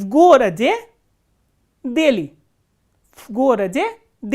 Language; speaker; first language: Russian; non-native, fluent; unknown